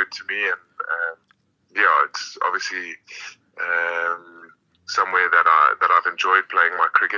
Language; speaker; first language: English; native; English